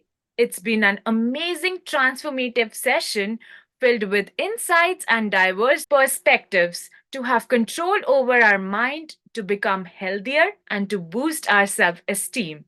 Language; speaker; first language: English; non-native, local second language; Hindi